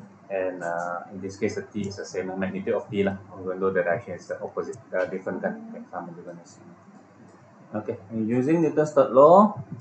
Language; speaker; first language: English; non-native, local second language; Malay